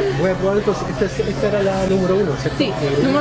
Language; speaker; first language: Spanish; native; Spanish